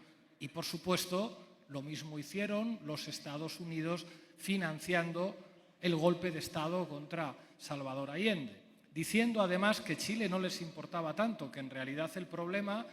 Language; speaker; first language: Spanish; native; Spanish